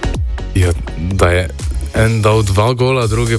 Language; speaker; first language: Slovenian; native; Slovenian